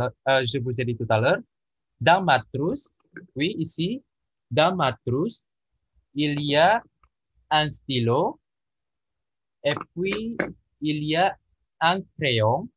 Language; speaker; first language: French; non-native, learner; Indonesian